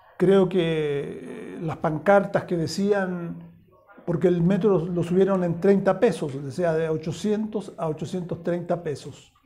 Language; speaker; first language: Spanish; native; Spanish